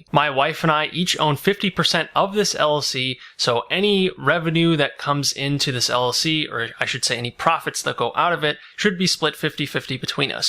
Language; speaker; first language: English; native; English